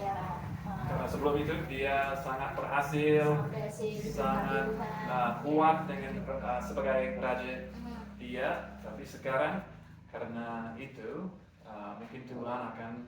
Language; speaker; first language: Indonesian; non-native, learner; English